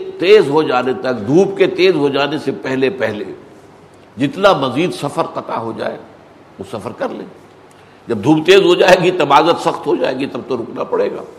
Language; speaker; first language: Urdu; native; Urdu